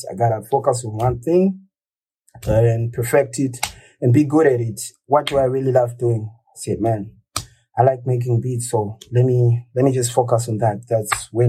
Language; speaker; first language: English; non-native, local second language; Shona